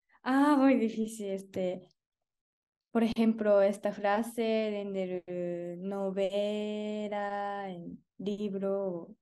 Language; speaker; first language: Spanish; non-native, learner; Japanese